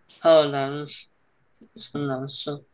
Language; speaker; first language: Chinese; early bilingual, heritage; English